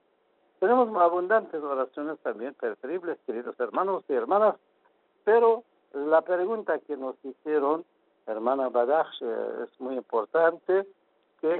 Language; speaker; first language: Spanish; non-native, fluent; Persian